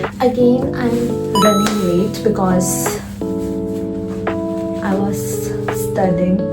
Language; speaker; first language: English; non-native, local second language; Hindi